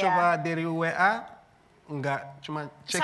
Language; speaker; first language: Indonesian; non-native, fluent; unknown